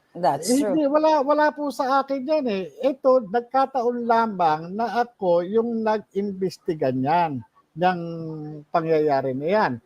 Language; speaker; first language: Filipino; native; Filipino